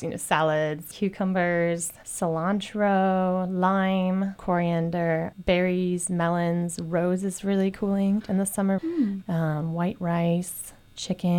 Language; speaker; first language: English; native; English